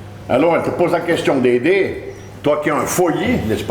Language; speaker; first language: French; native; French